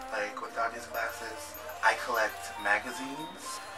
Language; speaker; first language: English; native; English